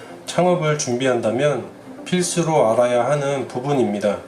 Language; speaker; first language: Korean; native; Korean